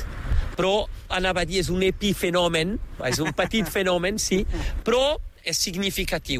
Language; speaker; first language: Catalan; native; Catalan